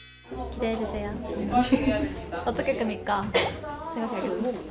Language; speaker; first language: Korean; non-native, learner; Japanese